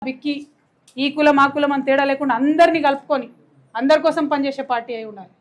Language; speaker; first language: Telugu; native; Telugu